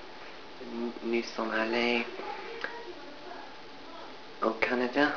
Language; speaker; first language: French; non-native, learner; English